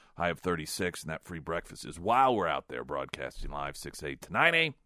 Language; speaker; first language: English; native; English